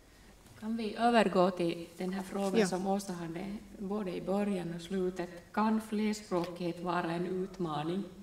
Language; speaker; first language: Swedish; non-native, local second language; Finnish